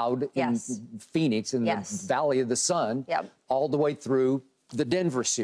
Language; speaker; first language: English; native; English